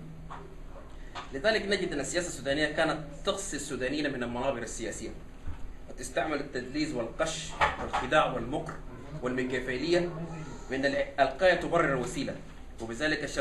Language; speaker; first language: Arabic; non-native, local second language; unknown